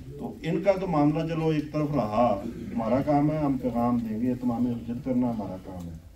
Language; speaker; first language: Urdu; non-native, local second language; Punjabi